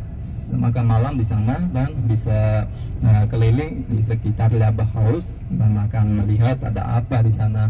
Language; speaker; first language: Indonesian; non-native, fluent; Uzbek